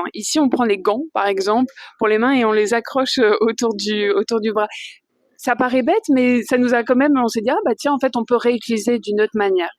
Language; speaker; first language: French; native; French